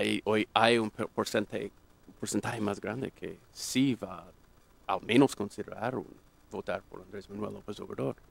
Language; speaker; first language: Spanish; non-native, fluent; English